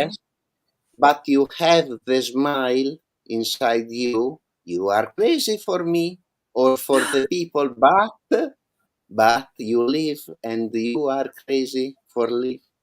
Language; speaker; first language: English; non-native, learner; Italian